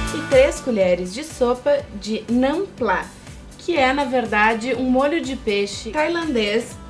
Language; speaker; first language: Portuguese; native; Portuguese